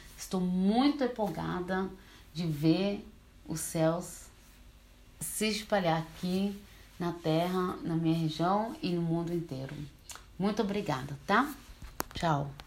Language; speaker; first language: Portuguese; early bilingual, heritage; Portuguese